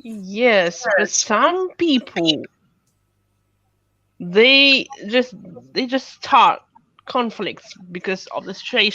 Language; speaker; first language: English; non-native, fluent; Russian